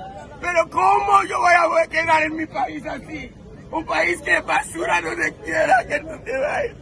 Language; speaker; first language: Spanish; non-native, learner; Haitian Creole